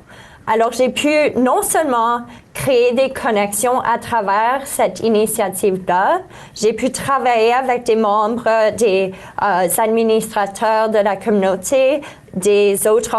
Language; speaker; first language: French; native; French